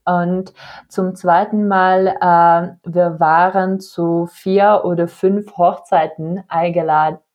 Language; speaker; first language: German; non-native, fluent; Czech